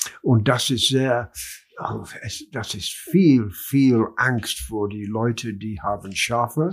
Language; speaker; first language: German; non-native, learner; English